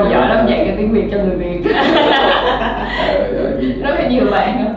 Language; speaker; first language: Vietnamese; native; Vietnamese